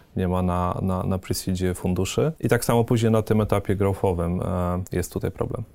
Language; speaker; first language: Polish; native; Polish